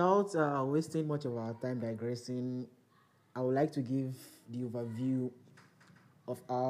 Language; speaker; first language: English; non-native, local second language; Yoruba